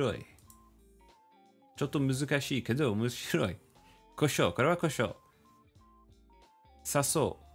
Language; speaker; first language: Japanese; non-native, learner; English